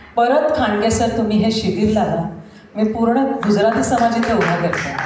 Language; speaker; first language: Marathi; non-native, local second language; Gujarati